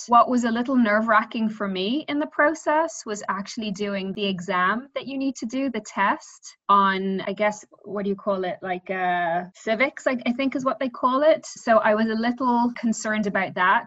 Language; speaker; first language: English; native; English